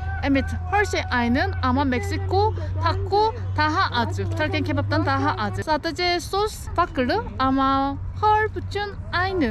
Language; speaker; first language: Turkish; non-native, learner; Korean